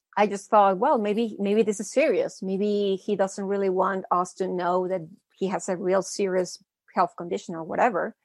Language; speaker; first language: English; early bilingual, other home language; Spanish